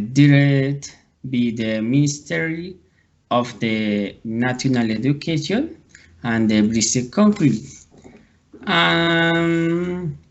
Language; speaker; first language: English; non-native, learner; Spanish